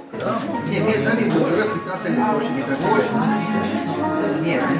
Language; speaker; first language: Russian; non-native, fluent; Turkish